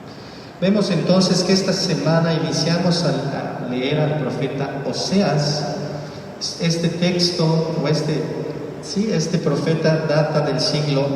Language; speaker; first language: Spanish; native; Spanish